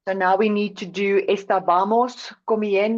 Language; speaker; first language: Spanish; non-native, learner; English